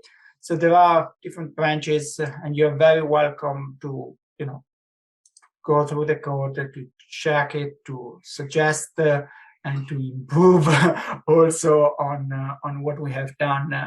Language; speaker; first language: English; non-native, fluent; Italian